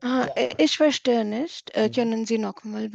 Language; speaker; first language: German; non-native, learner; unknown